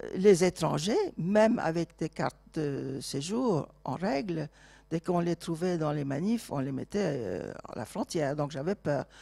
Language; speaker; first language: French; non-native, fluent; Turkish